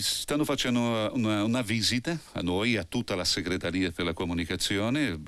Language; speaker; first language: Italian; non-native, fluent; Portuguese